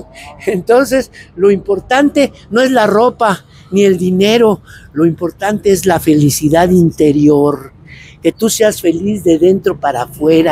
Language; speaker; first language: Spanish; native; Spanish